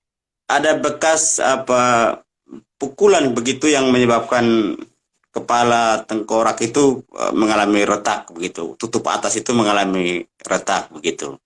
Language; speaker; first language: Indonesian; native; Indonesian